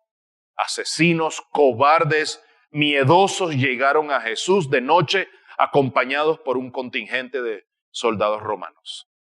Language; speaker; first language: Spanish; native; Spanish